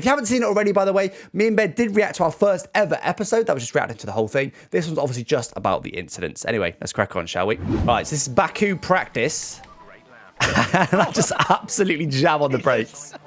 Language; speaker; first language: English; native; English